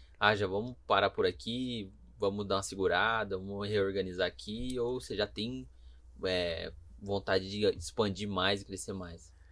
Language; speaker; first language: Portuguese; native; Portuguese